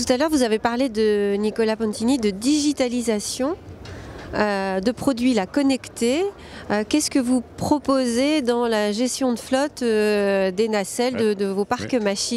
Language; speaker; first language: French; native; French